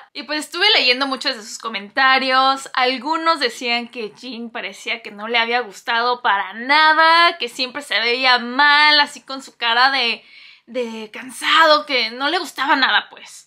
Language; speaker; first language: Spanish; non-native, fluent; Korean